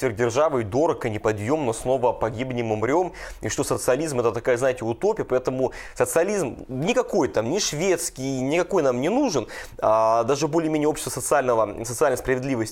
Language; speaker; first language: Russian; native; Russian